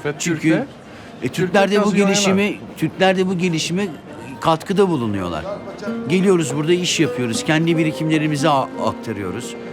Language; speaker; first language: Turkish; native; Turkish